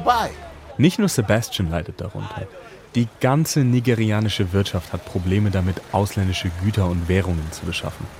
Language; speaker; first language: German; native; German